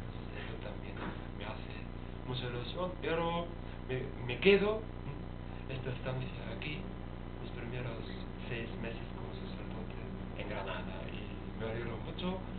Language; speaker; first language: Spanish; non-native, fluent; German